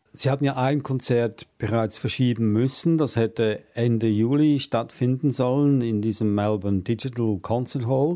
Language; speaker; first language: German; native; German